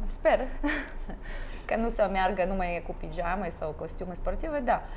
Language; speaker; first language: Romanian; non-native, learner; Russian